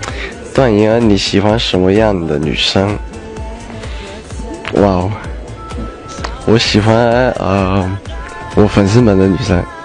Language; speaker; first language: Chinese; early bilingual, heritage; Chinese